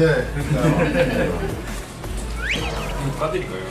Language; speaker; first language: Korean; native; Korean